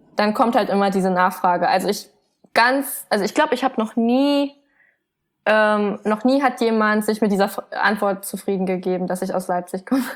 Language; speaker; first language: German; early bilingual, other home language; Vietnamese